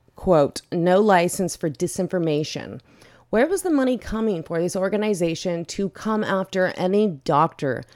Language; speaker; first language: English; native; English